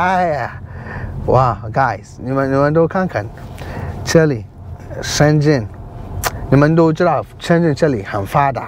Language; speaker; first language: Chinese; non-native, learner; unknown